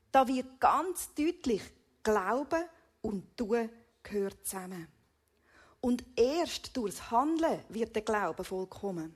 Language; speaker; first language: German; native; German